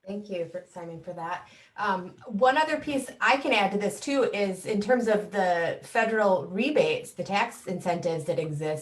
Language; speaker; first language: English; native; English